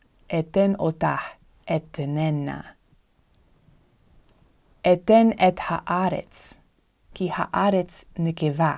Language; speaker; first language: Hebrew; non-native, fluent; English